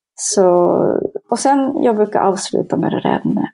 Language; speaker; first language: Swedish; non-native, fluent; Japanese